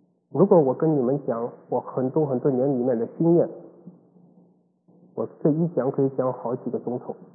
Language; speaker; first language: Chinese; native; Chinese